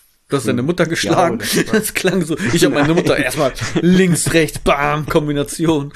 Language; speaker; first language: German; native; German